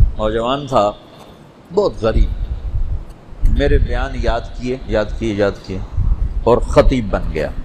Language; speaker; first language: Urdu; non-native, local second language; Punjabi